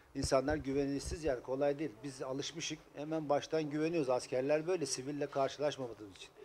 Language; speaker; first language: Turkish; native; Turkish